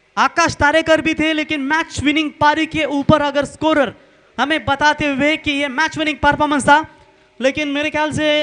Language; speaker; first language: Hindi; non-native, local second language; Marathi